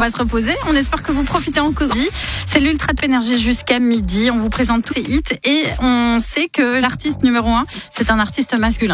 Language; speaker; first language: French; native; French